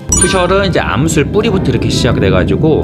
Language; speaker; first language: Korean; native; Korean